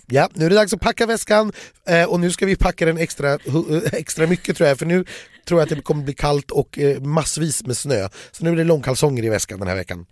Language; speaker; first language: Swedish; native; Swedish